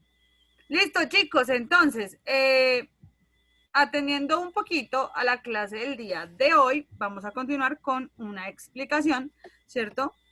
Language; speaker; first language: Spanish; native; Spanish